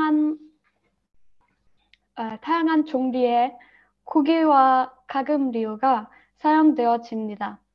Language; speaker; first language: Korean; non-native, learner; Arabic